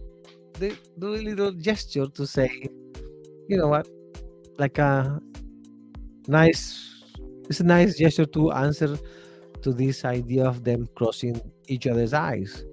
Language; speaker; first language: English; non-native, fluent; Spanish